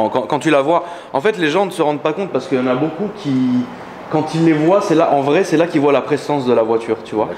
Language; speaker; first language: French; native; French